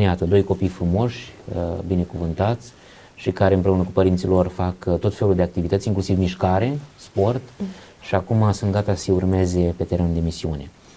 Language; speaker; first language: Romanian; native; Romanian